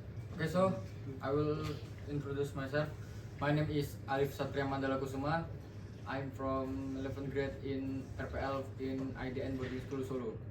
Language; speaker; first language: English; non-native, learner; Indonesian